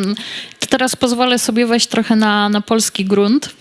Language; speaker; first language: Polish; native; Polish